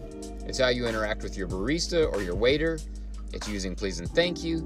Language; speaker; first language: English; native; English